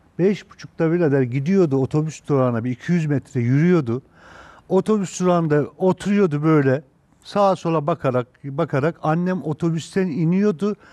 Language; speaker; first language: Turkish; native; Turkish